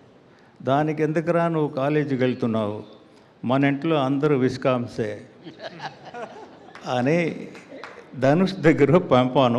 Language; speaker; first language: Telugu; non-native, learner; Tamil